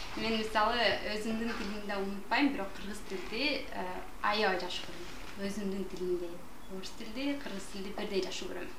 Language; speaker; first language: Kyrgyz; non-native, local second language; Russian